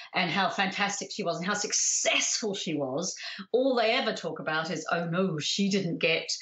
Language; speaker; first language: English; native; English